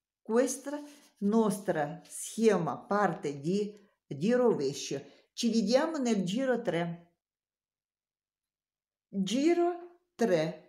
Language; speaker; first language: Italian; non-native, learner; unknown